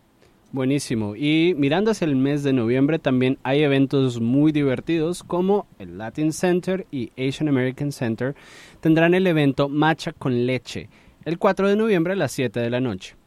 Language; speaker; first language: Spanish; native; Spanish